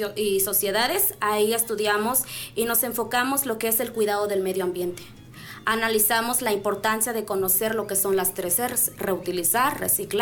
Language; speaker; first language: Spanish; non-native, local second language; Nahuatl languages